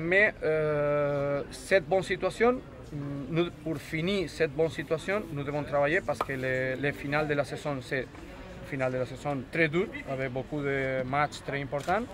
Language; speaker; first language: French; non-native, fluent; Spanish